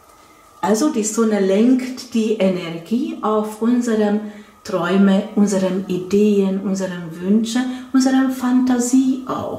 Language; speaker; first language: German; non-native, fluent; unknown